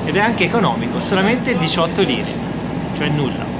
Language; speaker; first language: Italian; native; Italian